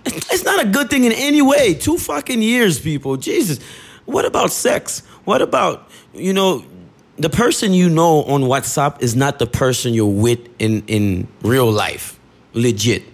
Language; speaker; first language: English; early bilingual, other home language; Haitian Creole